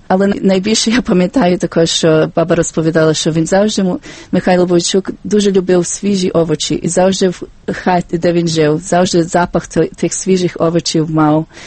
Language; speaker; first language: Ukrainian; early bilingual, heritage; Ukrainian